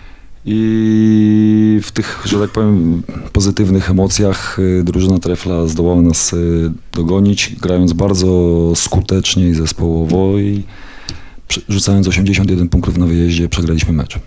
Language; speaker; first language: Polish; native; Polish